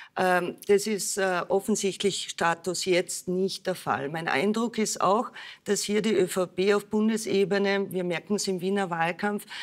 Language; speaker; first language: German; native; German